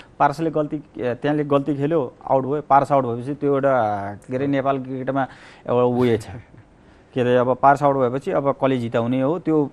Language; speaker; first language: Nepali; native; Nepali